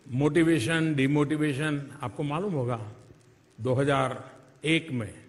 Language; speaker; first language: Hindi; native; Hindi